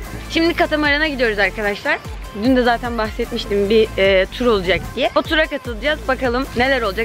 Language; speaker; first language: Turkish; native; Turkish